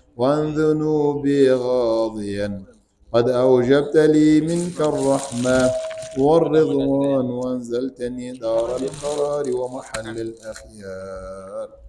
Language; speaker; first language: Arabic; non-native, fluent; Ganda